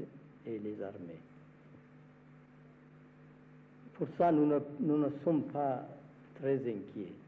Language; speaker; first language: French; non-native, fluent; Amharic